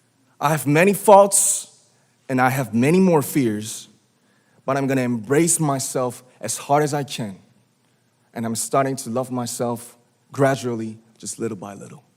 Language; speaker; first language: English; non-native, fluent; Korean